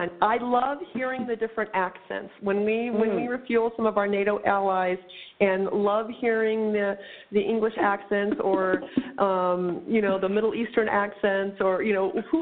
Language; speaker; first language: English; native; English